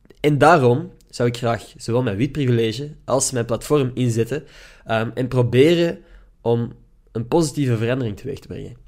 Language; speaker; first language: Dutch; native; Dutch